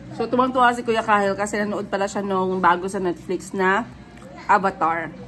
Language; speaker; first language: Filipino; non-native, local second language; Cebuano